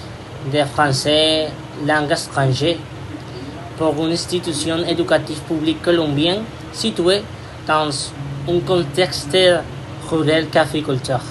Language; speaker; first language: French; non-native, fluent; Spanish